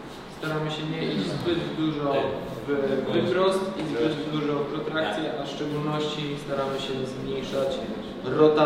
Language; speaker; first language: Polish; native; Polish